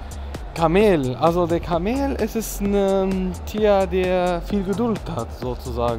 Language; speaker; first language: German; non-native, fluent; Arabic